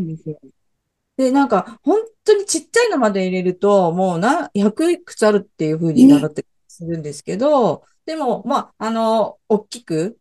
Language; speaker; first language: Japanese; native; Japanese